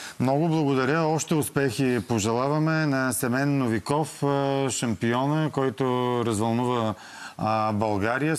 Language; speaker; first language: Bulgarian; native; Bulgarian